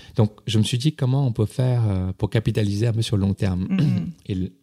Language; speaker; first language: French; non-native, fluent; Chinese